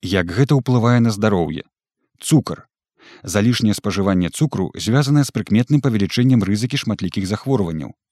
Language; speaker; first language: Belarusian; native; Belarusian